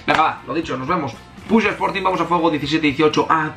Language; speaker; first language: Spanish; native; Spanish